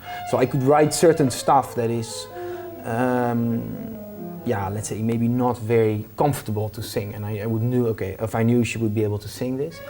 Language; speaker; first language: English; non-native, fluent; Dutch